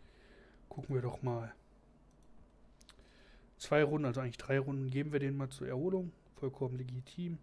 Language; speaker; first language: German; native; German